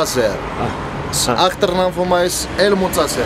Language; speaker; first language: Dutch; non-native, learner; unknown